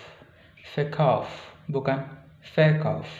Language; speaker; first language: German; non-native, fluent; Indonesian